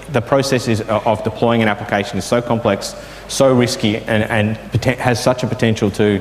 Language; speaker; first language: English; native; English